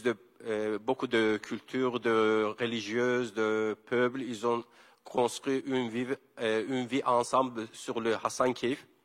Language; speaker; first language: French; non-native, learner; Kurdish